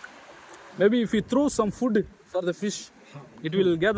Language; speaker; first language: English; non-native, local second language; Tamil